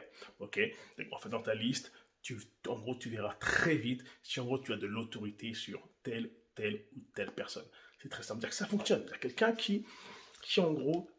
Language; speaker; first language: French; native; French